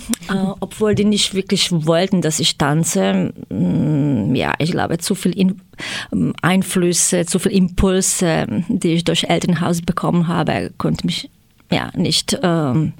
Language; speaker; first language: German; non-native, fluent; Croatian